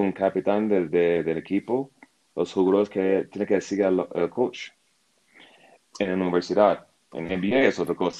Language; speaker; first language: Spanish; non-native, learner; English